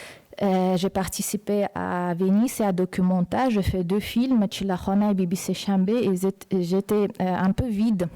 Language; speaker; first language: French; non-native, fluent; Uzbek